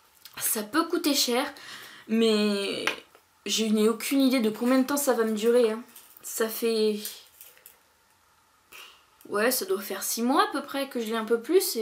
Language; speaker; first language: French; native; French